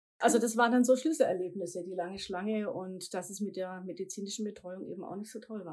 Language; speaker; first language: German; native; German